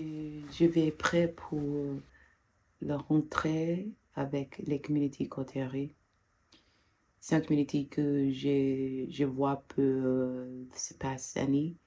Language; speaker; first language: French; non-native, learner; English